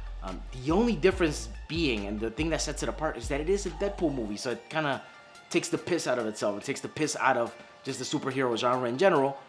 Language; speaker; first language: English; native; English